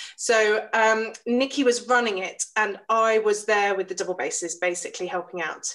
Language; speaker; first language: English; native; English